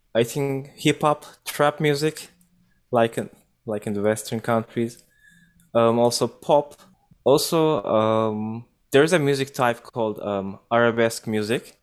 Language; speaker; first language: English; non-native, fluent; Turkish